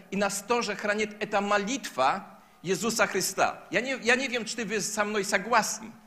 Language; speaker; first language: Russian; non-native, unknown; Polish